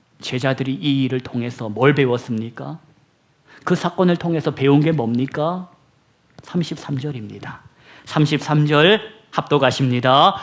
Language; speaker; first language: Korean; native; Korean